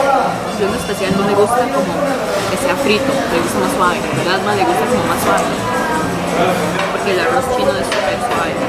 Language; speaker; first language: Spanish; early bilingual, other home language; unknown